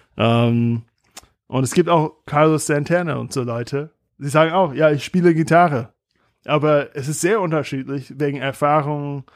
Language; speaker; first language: German; non-native, fluent; English